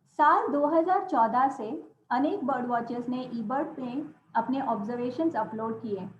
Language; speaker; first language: Hindi; non-native, local second language; Gujarati